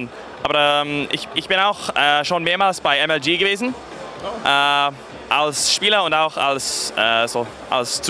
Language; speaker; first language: German; non-native, fluent; English